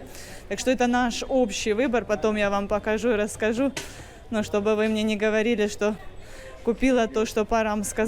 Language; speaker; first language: Russian; native; Russian